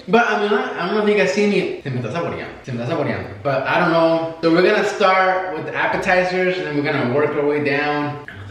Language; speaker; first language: English; non-native, fluent; Spanish